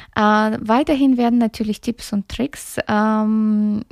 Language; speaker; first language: German; early bilingual, other home language; Russian